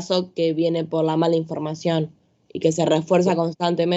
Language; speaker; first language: Spanish; native; Spanish